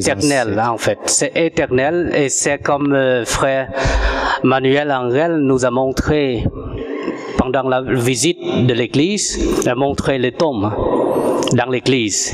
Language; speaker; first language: French; non-native, fluent; Vietnamese